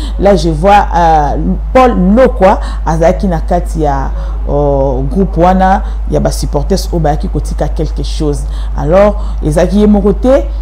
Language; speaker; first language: Lingala; native; Lingala